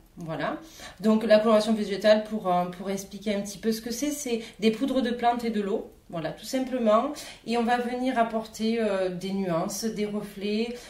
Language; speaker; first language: French; native; French